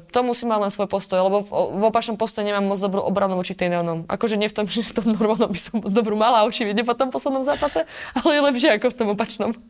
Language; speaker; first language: Slovak; native; Slovak